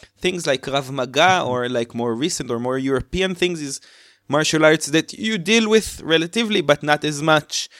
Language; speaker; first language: English; non-native, fluent; Hebrew